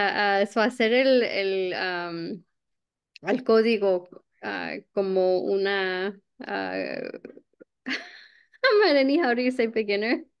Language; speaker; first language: Spanish; early bilingual, heritage; Spanish